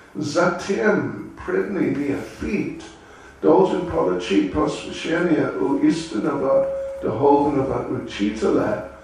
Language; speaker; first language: Russian; non-native, learner; English